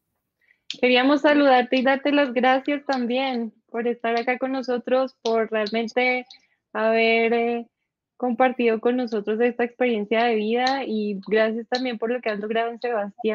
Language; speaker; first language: Spanish; native; Spanish